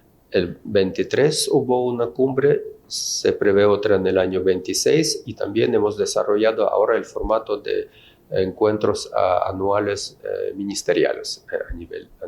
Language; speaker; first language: Spanish; non-native, fluent; Russian